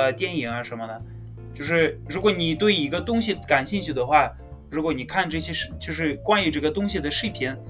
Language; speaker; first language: Chinese; non-native, fluent; Russian